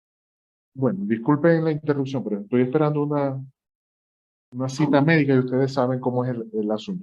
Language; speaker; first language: Spanish; native; Spanish